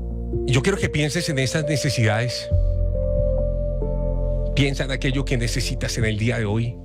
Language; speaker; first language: Spanish; native; Spanish